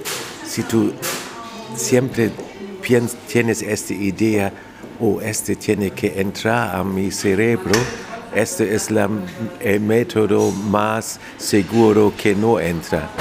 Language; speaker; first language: Spanish; non-native, fluent; German